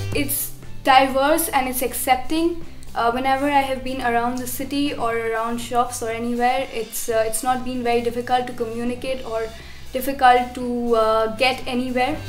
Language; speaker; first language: English; non-native, local second language; Bangla